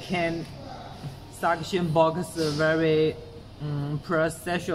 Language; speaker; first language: English; non-native, learner; Chinese